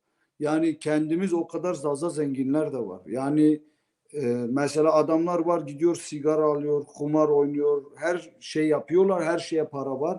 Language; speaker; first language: Turkish; non-native, local second language; Zaza